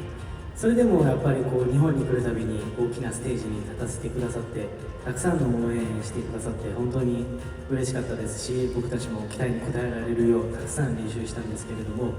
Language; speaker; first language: Japanese; native; Japanese